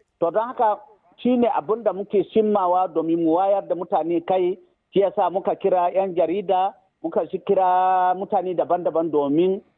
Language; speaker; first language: Hausa; non-native, local second language; Fula